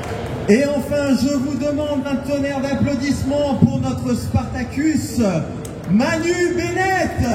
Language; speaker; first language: French; native; French